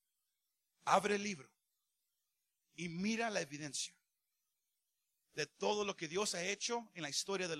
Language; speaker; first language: Spanish; early bilingual, heritage; Spanish